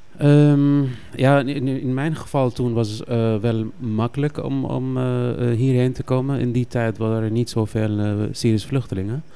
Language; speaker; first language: Dutch; non-native, fluent; Arabic